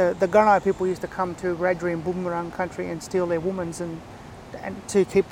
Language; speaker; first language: English; native; English